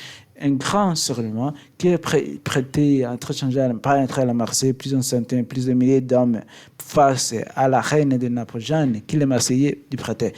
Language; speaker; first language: French; non-native, learner; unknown